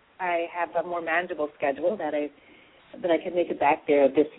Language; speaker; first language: English; native; English